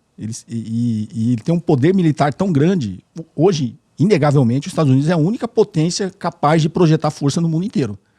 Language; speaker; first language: Portuguese; native; Portuguese